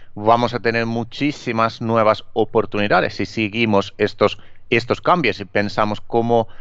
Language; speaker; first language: Spanish; non-native, fluent; Finnish